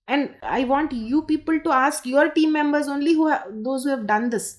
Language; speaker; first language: English; non-native, local second language; Urdu